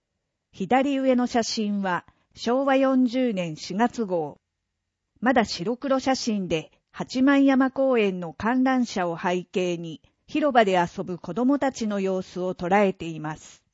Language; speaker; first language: Japanese; native; Japanese